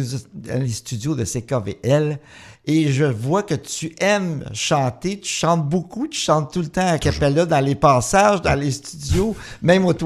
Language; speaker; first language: French; native; French